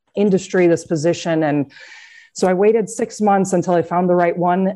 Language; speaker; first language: English; native; English